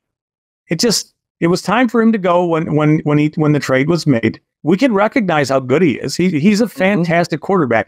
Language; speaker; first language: English; native; English